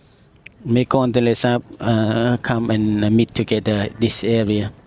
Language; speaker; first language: English; non-native, learner; Khmer